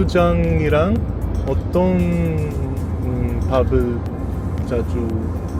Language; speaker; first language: Korean; non-native, learner; English